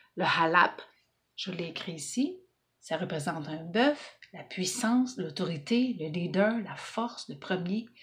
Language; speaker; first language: French; native; French